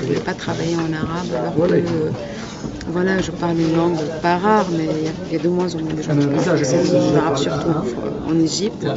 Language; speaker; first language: French; non-native, fluent; Arabic